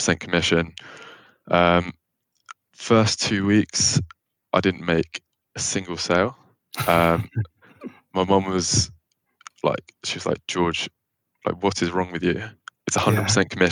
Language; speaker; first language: English; native; English